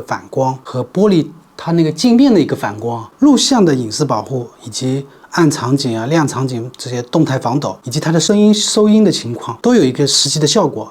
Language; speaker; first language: Chinese; native; Chinese